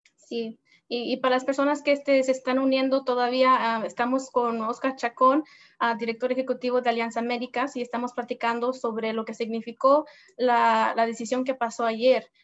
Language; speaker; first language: Spanish; early bilingual, heritage; Spanish